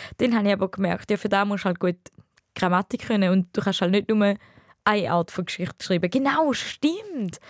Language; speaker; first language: German; early bilingual, other home language; Tamil